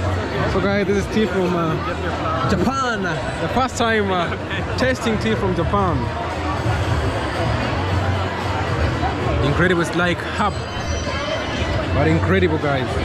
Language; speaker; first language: English; non-native, local second language; Swahili